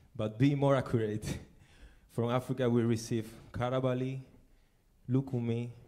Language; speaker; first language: English; non-native, fluent; Spanish